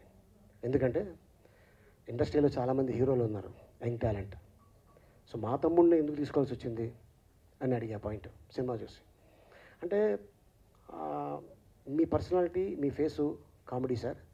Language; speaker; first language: Telugu; native; Telugu